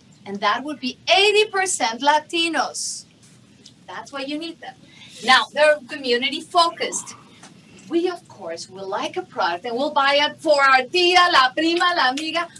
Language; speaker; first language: English; non-native, fluent; Spanish